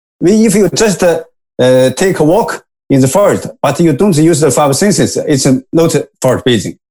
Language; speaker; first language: English; non-native, learner; Japanese